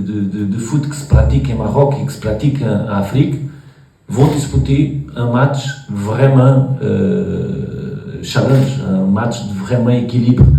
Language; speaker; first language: French; non-native, learner; Portuguese